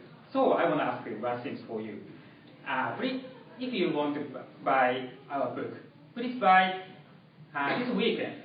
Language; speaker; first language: English; non-native, learner; Japanese